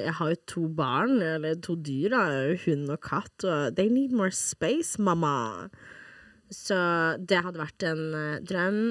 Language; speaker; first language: Norwegian; non-native, fluent; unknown